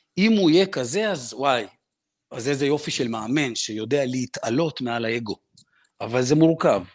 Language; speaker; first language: Hebrew; early bilingual, other home language; Russian